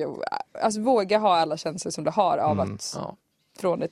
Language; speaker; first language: Swedish; native; Swedish